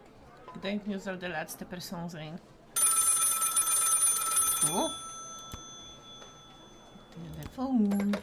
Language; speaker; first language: Dutch; non-native, learner; Polish